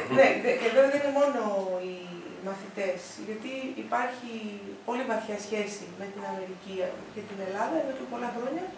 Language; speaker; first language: Greek; native; Greek